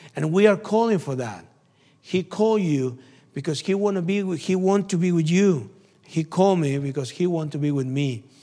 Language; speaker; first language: English; non-native, learner; Spanish